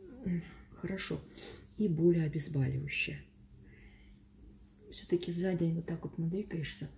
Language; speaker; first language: Russian; native; Russian